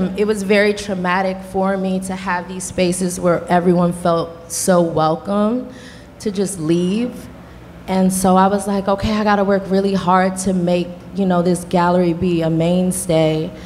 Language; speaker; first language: English; native; English